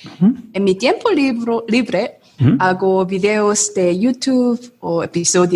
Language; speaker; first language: Spanish; non-native, learner; Korean